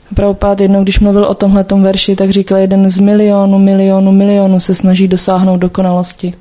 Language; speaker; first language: Czech; native; Czech